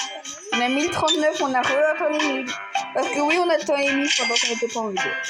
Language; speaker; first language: French; native; French